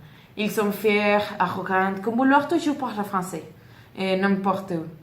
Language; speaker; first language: French; non-native, learner; Spanish